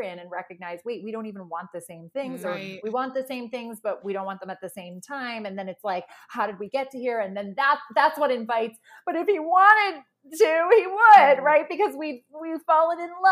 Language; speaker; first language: English; native; English